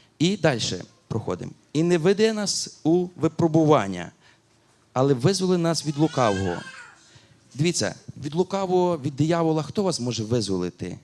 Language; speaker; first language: Ukrainian; native; Ukrainian